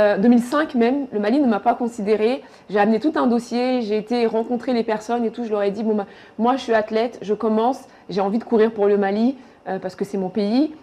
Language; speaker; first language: French; early bilingual, other home language; Bambara